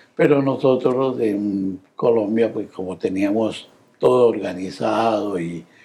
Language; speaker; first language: Spanish; native; Spanish